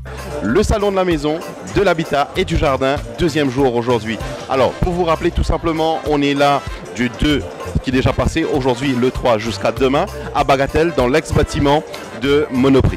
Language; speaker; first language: French; non-native, local second language; Morisyen